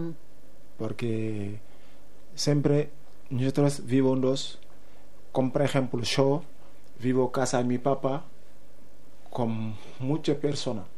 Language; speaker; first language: Spanish; non-native, learner; Wolof